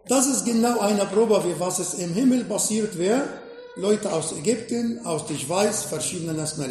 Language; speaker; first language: German; non-native, fluent; Arabic